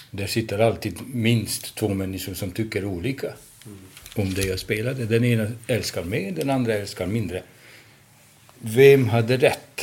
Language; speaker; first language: Swedish; non-native, fluent; Hungarian